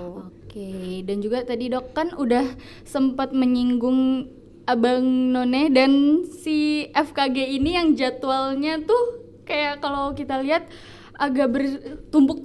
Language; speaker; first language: Indonesian; native; Indonesian